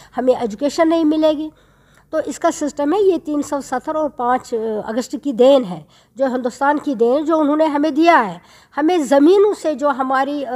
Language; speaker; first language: Urdu; non-native, local second language; Kashmiri